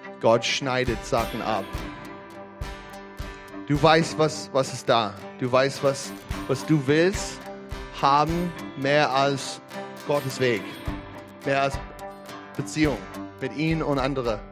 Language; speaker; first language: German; non-native, fluent; English